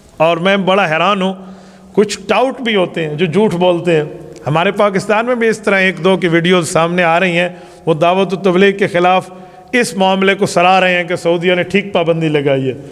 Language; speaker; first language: Urdu; non-native, local second language; Saraiki